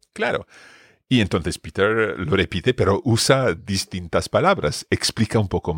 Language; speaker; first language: Spanish; non-native, fluent; English